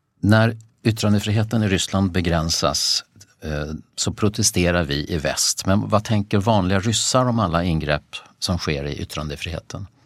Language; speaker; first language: Swedish; native; Swedish